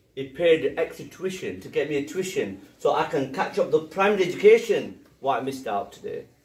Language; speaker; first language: English; early bilingual, other home language; Punjabi